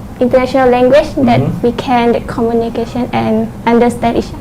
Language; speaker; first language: English; non-native, learner; Thai